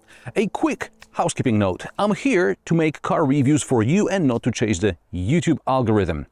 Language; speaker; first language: English; non-native, fluent; Polish